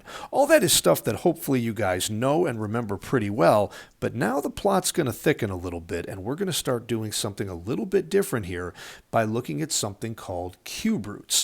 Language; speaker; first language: English; native; English